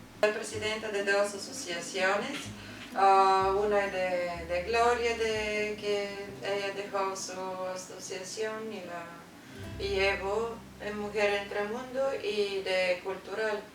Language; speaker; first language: Spanish; non-native, learner; Bulgarian